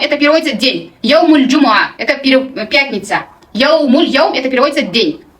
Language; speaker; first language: Russian; non-native, local second language; Kazakh